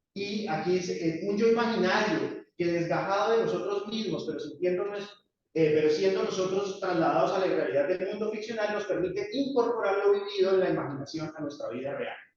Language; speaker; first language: Spanish; native; Spanish